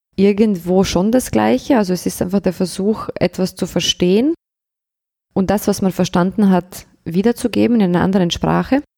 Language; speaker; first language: German; early bilingual, other home language; Bosnian